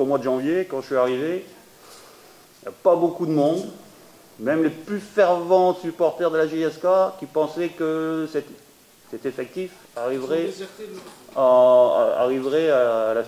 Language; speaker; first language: French; native; French